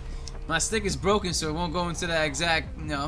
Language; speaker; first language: English; native; English